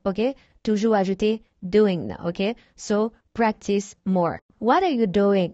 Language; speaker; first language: English; non-native, fluent; Haitian Creole